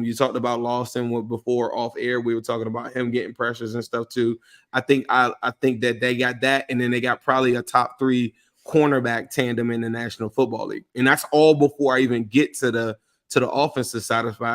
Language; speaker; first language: English; native; English